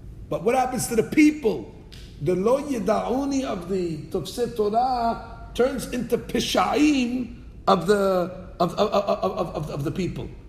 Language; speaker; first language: English; native; English